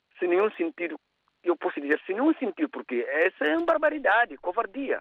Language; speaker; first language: Portuguese; non-native, local second language; Upper Guinea Crioulo